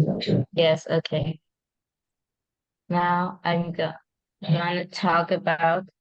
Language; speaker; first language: English; non-native, learner; Vietnamese